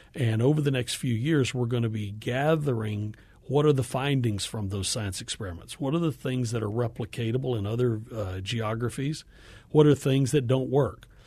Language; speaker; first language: English; native; English